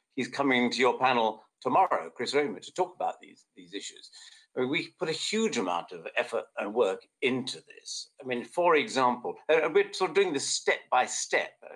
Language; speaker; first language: English; native; English